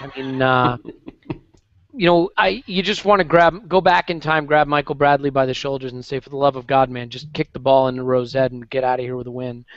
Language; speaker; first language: English; native; English